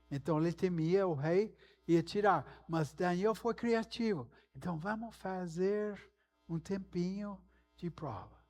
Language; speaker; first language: Portuguese; non-native, fluent; English